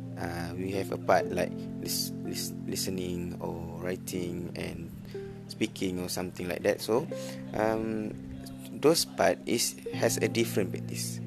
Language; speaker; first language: English; non-native, learner; Malay